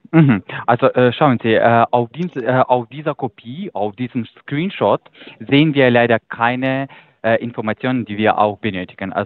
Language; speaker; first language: German; non-native, fluent; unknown